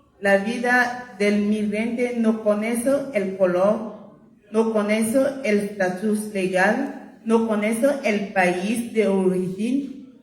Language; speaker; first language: Spanish; non-native, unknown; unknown